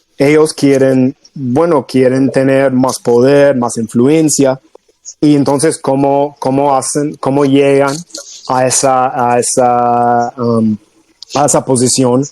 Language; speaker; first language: Spanish; non-native, fluent; English